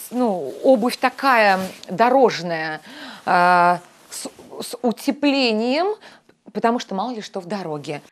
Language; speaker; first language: Russian; native; Russian